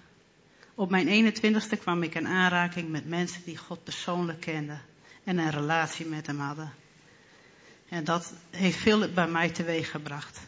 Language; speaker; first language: Dutch; native; Dutch